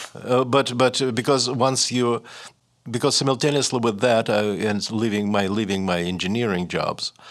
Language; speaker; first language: English; non-native, fluent; Russian